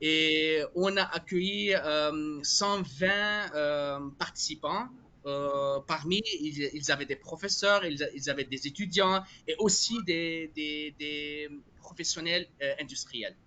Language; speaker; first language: French; non-native, fluent; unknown